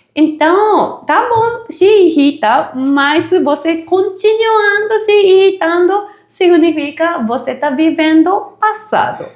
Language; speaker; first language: Portuguese; non-native, fluent; Japanese